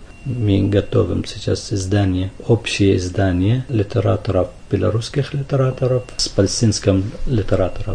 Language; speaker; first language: Russian; non-native, fluent; Arabic